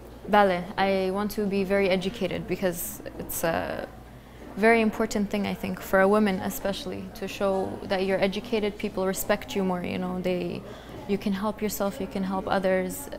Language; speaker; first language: English; early bilingual, other home language; Central Kurdish